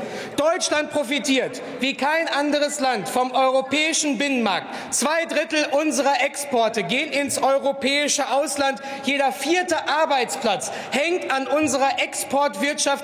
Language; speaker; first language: German; native; German